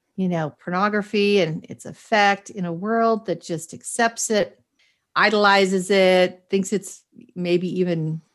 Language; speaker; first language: English; native; English